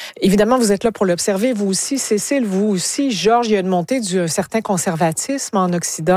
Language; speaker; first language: French; native; French